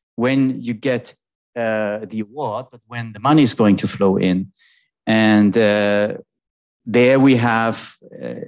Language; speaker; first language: English; non-native, fluent; German